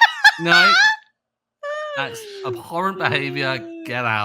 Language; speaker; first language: English; native; English